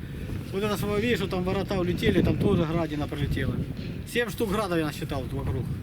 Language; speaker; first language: Russian; native; Russian